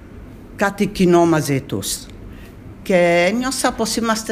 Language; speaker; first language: Greek; early bilingual, heritage; Greek